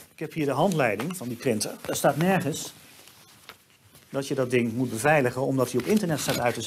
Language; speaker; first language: Dutch; native; Dutch